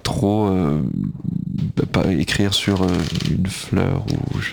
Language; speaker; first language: French; native; French